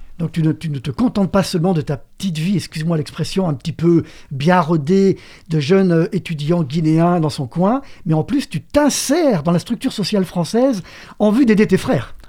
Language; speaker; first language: French; native; French